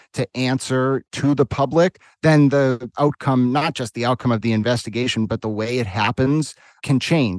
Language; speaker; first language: English; native; English